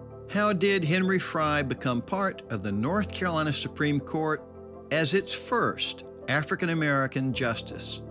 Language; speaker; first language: English; native; English